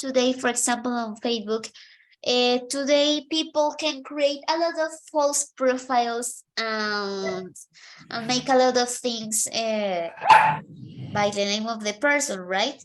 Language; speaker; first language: English; non-native, fluent; Spanish